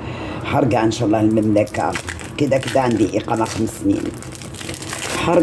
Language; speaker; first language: Arabic; native; Arabic